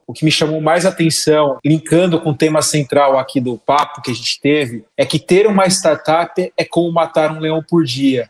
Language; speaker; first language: Portuguese; native; Portuguese